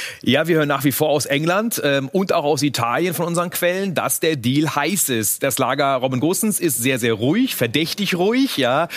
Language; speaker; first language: German; native; German